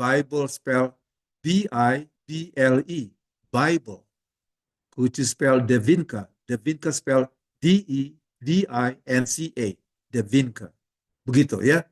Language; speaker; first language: English; non-native, fluent; Indonesian